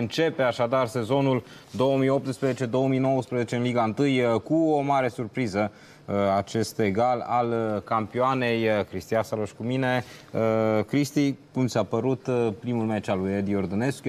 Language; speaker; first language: Romanian; native; Romanian